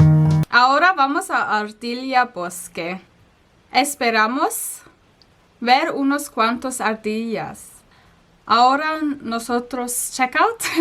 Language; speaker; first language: Spanish; non-native, learner; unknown